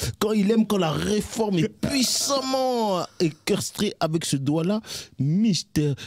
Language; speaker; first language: French; native; French